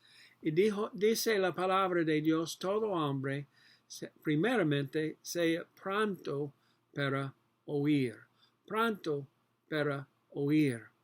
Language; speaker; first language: Spanish; non-native, learner; English